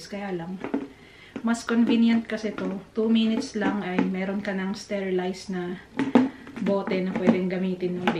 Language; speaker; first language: Filipino; native; Filipino